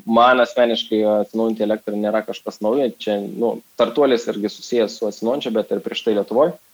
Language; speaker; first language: Lithuanian; non-native, local second language; Russian